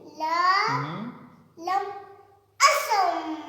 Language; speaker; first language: Arabic; non-native, learner; Urdu